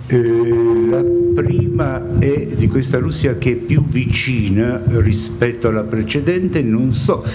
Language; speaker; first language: Italian; native; Italian